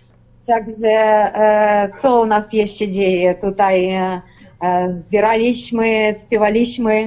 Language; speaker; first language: Polish; non-native, learner; Ukrainian